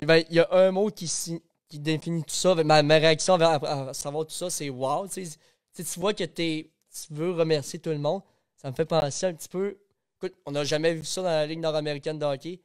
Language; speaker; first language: French; native; French